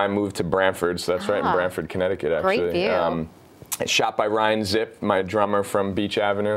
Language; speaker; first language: English; native; English